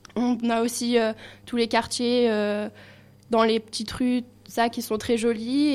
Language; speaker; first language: French; native; French